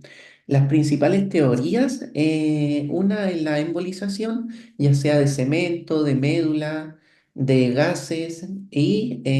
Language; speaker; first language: Spanish; native; Spanish